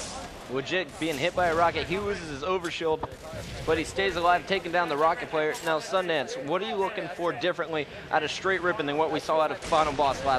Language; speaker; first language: English; native; English